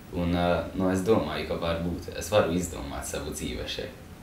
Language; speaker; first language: Latvian; non-native, learner; Hungarian